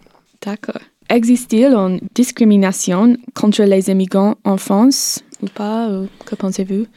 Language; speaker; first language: French; non-native, learner; English